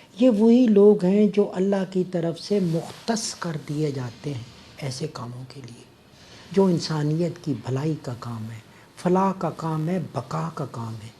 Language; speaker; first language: Urdu; native; Urdu